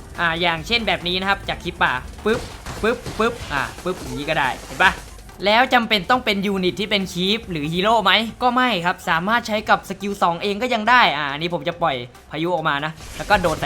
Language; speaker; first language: Thai; native; Thai